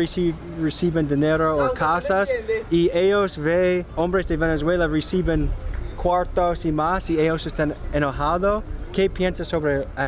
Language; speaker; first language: Spanish; non-native, learner; English